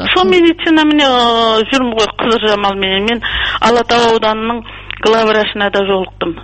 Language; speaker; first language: Kazakh; early bilingual, heritage; Kazakh